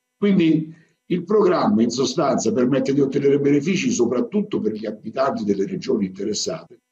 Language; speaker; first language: Italian; native; Italian